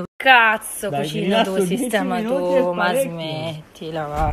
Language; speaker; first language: Italian; native; Italian